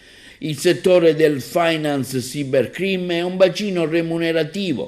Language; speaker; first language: Italian; native; Italian